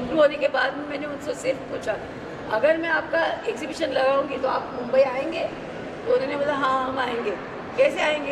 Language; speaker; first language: Hindi; native; Hindi